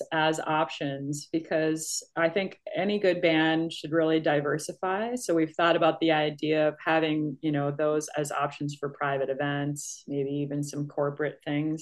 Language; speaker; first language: English; native; English